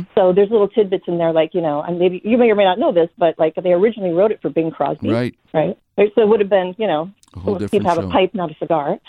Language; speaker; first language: English; native; English